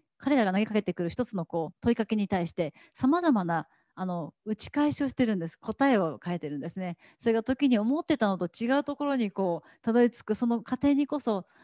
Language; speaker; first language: Japanese; native; Japanese